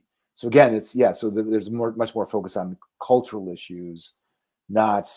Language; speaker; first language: English; native; English